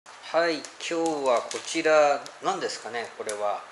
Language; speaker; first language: Japanese; native; Japanese